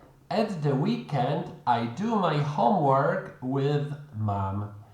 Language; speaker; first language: English; non-native, fluent; Polish